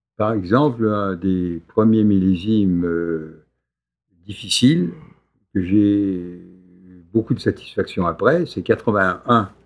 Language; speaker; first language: French; native; French